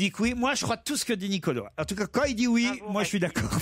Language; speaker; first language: French; native; French